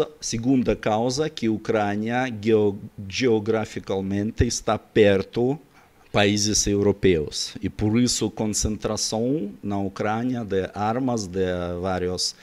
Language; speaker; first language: Portuguese; non-native, learner; Russian